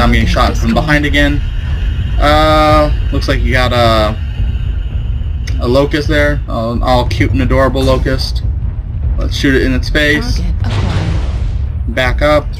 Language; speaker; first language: English; native; English